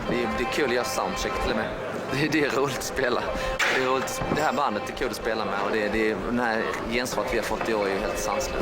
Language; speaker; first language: Swedish; native; Swedish